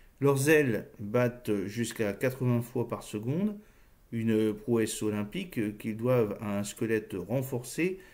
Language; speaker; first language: French; native; French